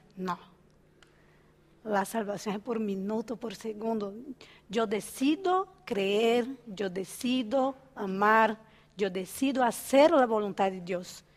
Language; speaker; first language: Spanish; non-native, fluent; Portuguese